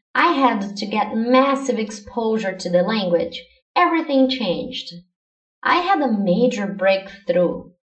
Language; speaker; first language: English; non-native, fluent; Portuguese